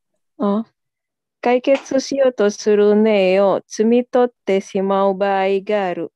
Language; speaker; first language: Japanese; non-native, learner; Indonesian